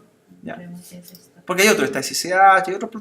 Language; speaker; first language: Spanish; native; Spanish